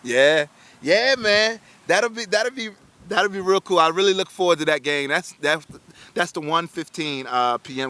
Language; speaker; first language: English; native; English